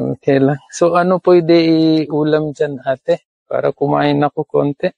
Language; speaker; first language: Filipino; non-native, learner; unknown